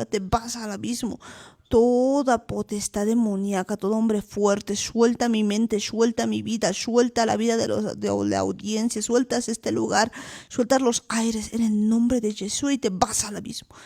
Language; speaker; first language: Spanish; native; Spanish